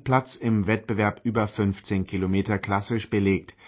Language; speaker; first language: German; native; German